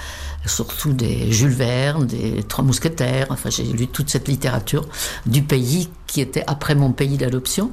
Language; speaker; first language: French; non-native, fluent; Czech